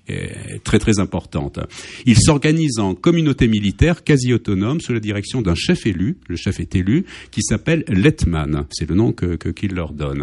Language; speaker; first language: French; native; French